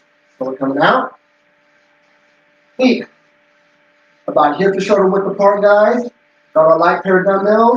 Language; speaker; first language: English; native; English